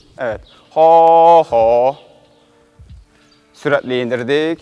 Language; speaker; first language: Turkish; native; Turkish